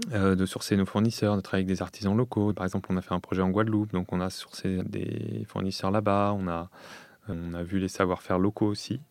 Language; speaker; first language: French; native; French